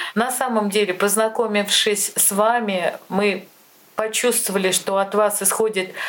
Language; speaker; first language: Russian; native; Russian